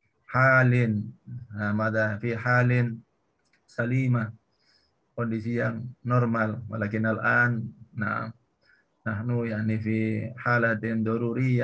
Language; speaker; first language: Arabic; non-native, learner; Indonesian